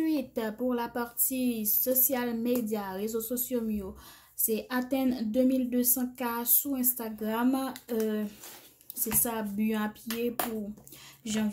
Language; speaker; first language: French; non-native, learner; Haitian Creole